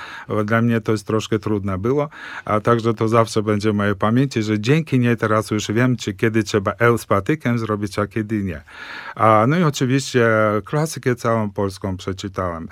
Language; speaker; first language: Polish; early bilingual, heritage; Polish